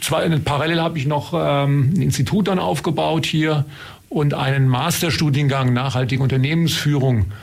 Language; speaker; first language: German; native; German